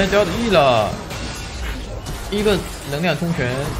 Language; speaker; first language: Chinese; native; Chinese